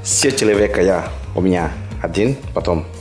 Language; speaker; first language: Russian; non-native, learner; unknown